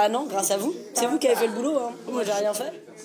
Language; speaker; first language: French; native; French